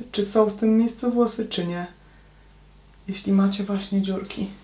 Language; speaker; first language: Polish; native; Polish